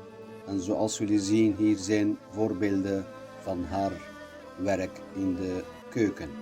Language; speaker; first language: Dutch; non-native, learner; Kurdish